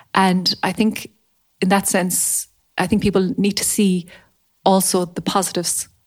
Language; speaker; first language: English; native; English